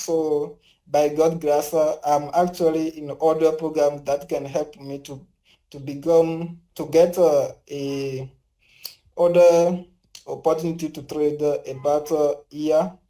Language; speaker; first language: English; non-native, learner; French